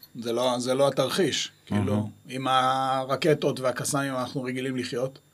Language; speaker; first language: Hebrew; native; Hebrew